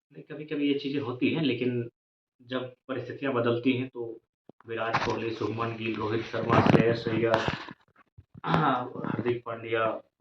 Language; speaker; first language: Hindi; non-native, local second language; Magahi